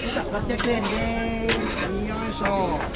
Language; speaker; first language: Japanese; native; Japanese